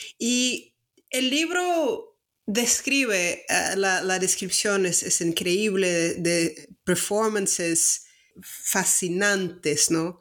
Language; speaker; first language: Spanish; non-native, fluent; Portuguese